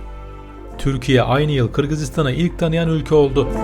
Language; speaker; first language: Turkish; native; Turkish